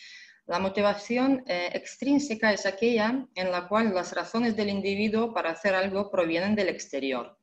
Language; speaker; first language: Spanish; non-native, fluent; Russian